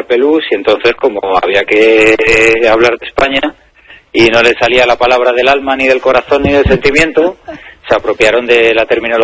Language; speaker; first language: Spanish; native; Spanish